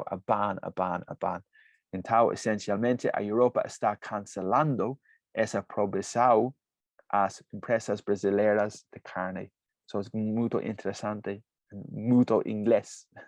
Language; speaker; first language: Portuguese; non-native, fluent; English